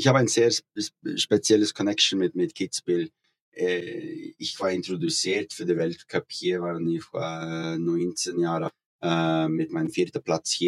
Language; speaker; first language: German; non-native, learner; Norwegian